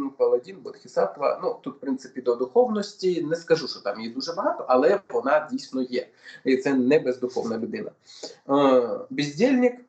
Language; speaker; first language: Ukrainian; non-native, local second language; Russian